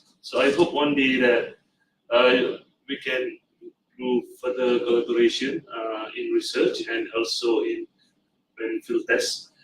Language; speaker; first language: English; non-native, local second language; Malay